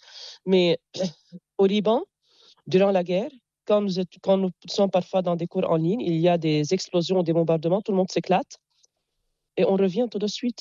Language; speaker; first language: French; non-native, local second language; Arabic